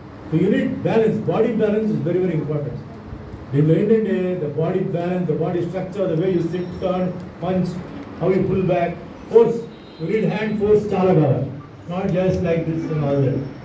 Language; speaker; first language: English; non-native, local second language; Telugu